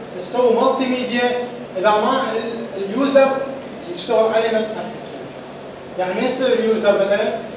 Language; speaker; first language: Arabic; native; Arabic